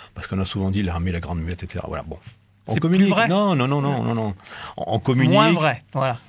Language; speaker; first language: French; native; French